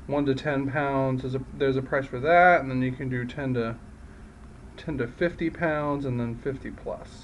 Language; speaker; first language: English; native; English